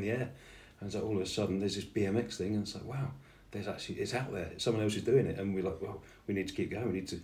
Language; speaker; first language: English; native; English